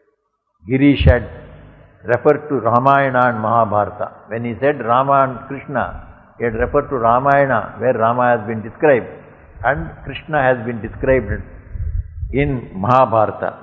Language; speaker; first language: English; non-native, local second language; Tamil